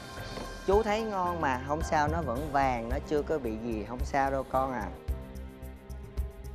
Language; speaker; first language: Vietnamese; native; Vietnamese